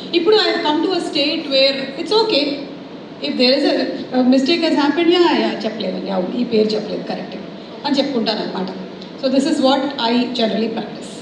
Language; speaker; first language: Telugu; non-native, local second language; Malayalam